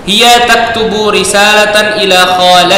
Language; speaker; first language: Arabic; non-native, fluent; Indonesian